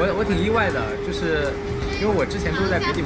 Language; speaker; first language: Chinese; native; Chinese